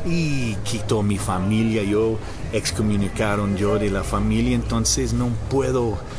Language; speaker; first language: Spanish; non-native, learner; English